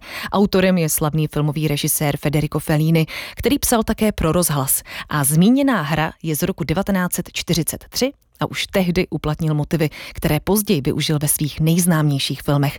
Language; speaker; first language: Czech; native; Czech